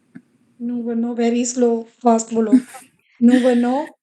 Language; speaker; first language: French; non-native, fluent; Hindi